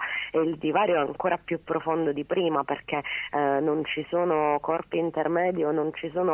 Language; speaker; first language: Italian; native; Italian